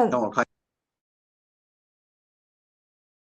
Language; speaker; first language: Chinese; non-native, local second language; Cantonese